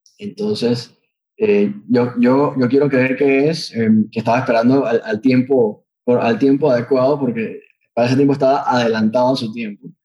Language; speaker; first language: Spanish; native; Spanish